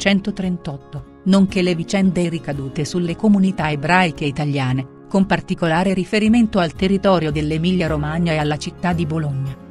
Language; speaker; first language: Italian; native; Italian